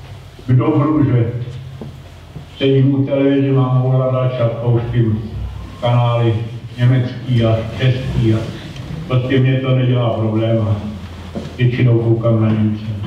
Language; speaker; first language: Czech; non-native, local second language; German